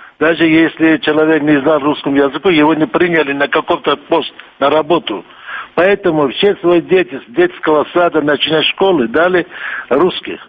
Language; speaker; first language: Russian; non-native, local second language; Kurdish